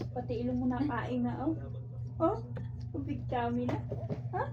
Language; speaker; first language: Filipino; native; Filipino